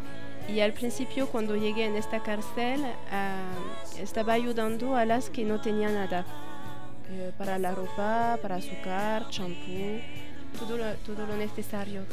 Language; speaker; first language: Spanish; non-native, fluent; French